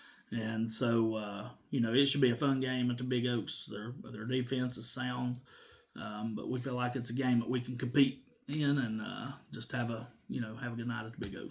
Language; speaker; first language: English; native; English